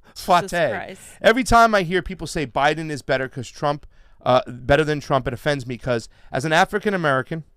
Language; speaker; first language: English; native; English